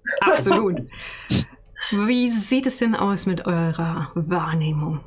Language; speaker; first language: German; native; German